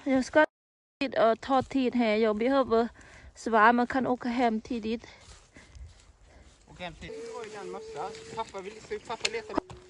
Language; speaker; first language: Swedish; non-native, learner; Thai